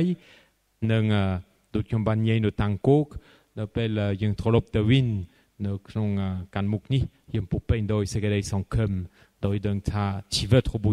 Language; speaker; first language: Khmer; non-native, fluent; French